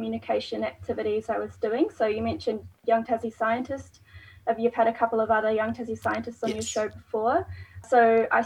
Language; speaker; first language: English; native; English